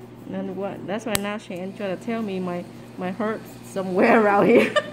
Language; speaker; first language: English; non-native, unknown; Vietnamese